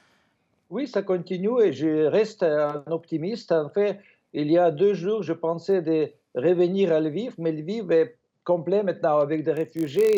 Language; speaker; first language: French; non-native, fluent; Ukrainian